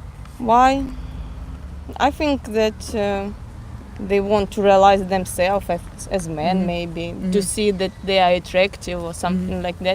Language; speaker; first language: English; non-native, fluent; Russian